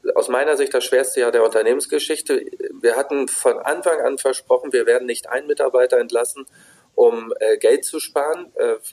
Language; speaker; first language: German; native; German